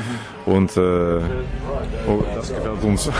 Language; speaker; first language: German; non-native, fluent; Dutch